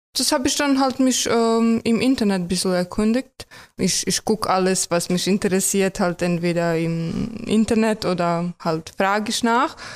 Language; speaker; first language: German; non-native, fluent; Croatian